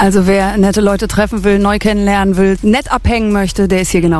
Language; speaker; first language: German; native; German